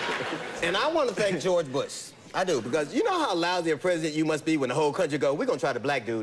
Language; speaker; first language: English; native; English